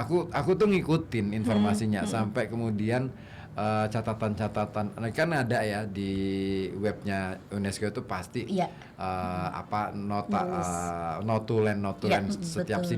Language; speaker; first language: Indonesian; native; Indonesian